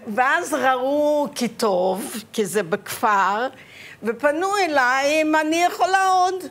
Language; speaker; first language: Hebrew; early bilingual, other home language; Ukrainian